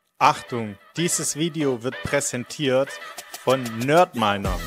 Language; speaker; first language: German; native; German